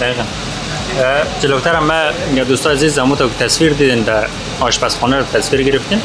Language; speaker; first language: Persian; native; Persian